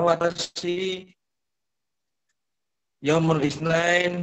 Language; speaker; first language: Arabic; non-native, learner; Indonesian